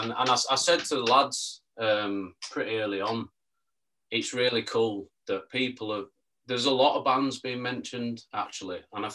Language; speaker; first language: English; native; English